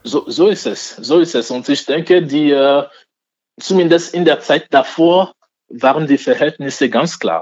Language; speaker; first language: German; non-native, fluent; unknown